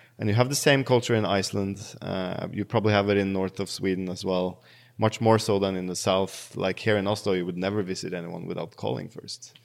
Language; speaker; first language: English; non-native, fluent; Norwegian